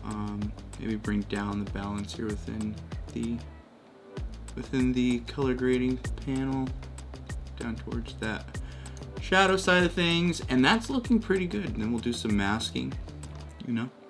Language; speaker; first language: English; native; English